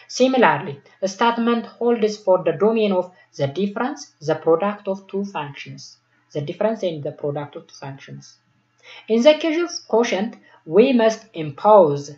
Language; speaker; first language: English; non-native, local second language; Amharic